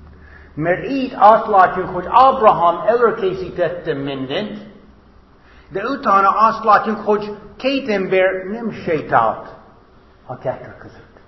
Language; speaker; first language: Hungarian; non-native, fluent; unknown